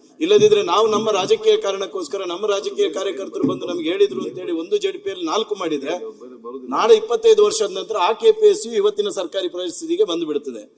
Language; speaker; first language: Kannada; native; Kannada